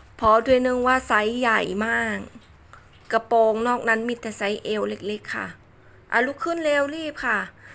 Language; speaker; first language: Thai; native; Thai